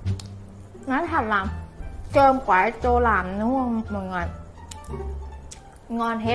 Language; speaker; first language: Vietnamese; non-native, learner; Thai